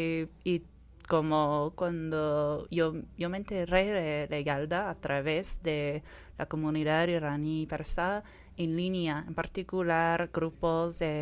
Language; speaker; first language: Spanish; non-native, fluent; English